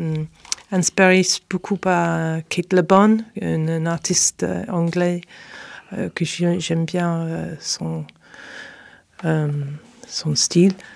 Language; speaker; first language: French; non-native, fluent; English